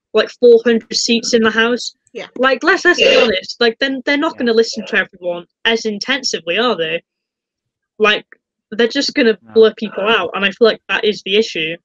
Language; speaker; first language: English; native; English